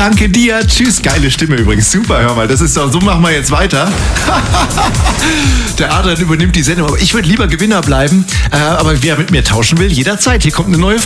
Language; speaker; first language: German; native; German